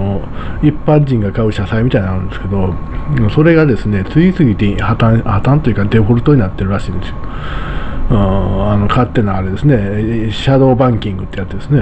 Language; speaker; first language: Japanese; native; Japanese